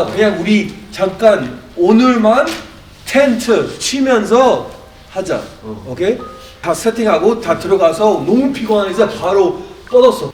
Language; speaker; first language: Korean; early bilingual, heritage; Korean